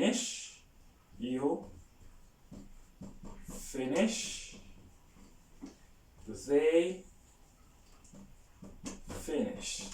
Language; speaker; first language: English; non-native, learner; Haitian Creole